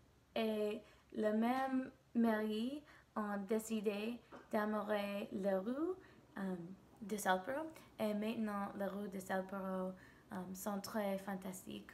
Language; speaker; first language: French; non-native, learner; English